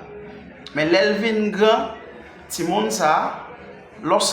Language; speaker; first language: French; non-native, learner; Haitian Creole